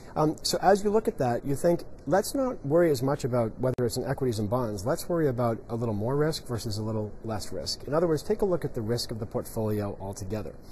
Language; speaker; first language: English; native; English